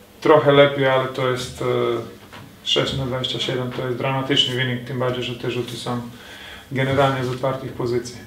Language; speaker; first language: Polish; non-native, fluent; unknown